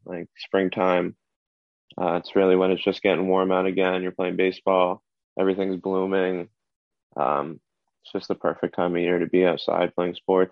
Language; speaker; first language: English; native; English